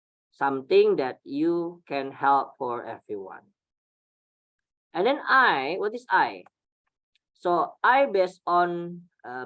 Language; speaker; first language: English; non-native, fluent; Indonesian